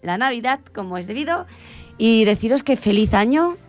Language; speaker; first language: Spanish; non-native, local second language; Catalan